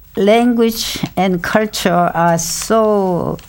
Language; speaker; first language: English; non-native, fluent; Korean